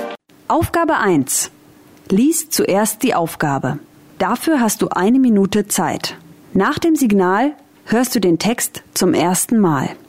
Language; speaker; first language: German; native; German